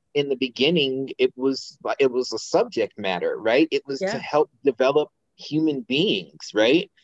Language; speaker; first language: English; native; English